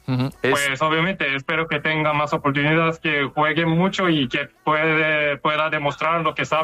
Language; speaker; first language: Spanish; non-native, fluent; Korean